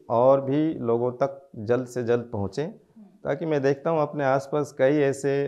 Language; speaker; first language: Hindi; native; Hindi